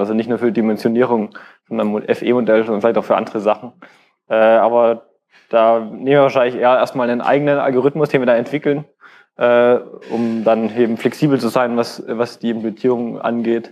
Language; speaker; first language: German; native; German